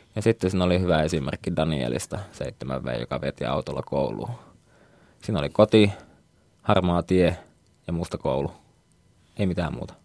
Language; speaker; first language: Finnish; native; Finnish